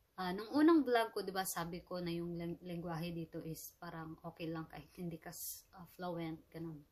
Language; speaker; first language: Filipino; native; Filipino